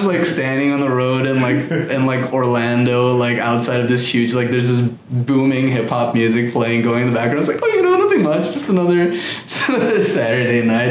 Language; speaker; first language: English; non-native, local second language; Filipino